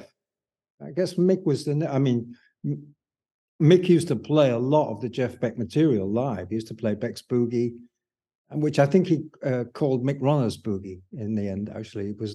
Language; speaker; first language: English; native; English